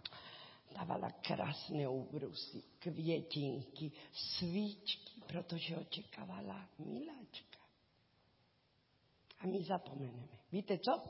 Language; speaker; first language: Czech; non-native, learner; Spanish